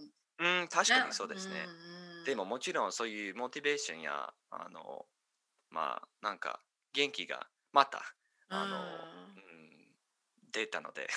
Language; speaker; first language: Japanese; non-native, fluent; English